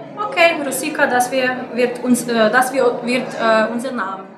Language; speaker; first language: German; non-native, learner; Slovenian